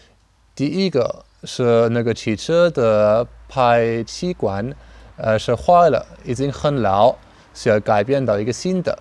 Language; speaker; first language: Chinese; non-native, learner; German